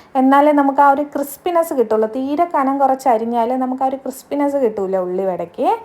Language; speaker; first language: Malayalam; native; Malayalam